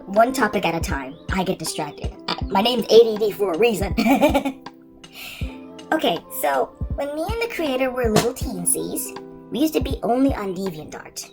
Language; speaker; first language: English; native; English